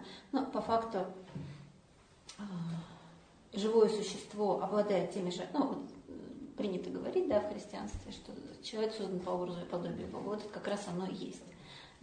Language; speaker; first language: Russian; native; Russian